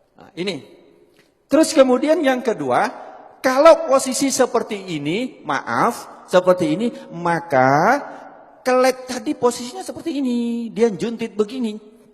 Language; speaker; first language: Indonesian; non-native, local second language; Javanese